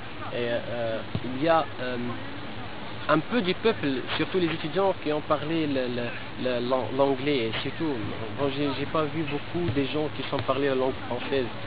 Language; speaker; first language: French; non-native, local second language; Arabic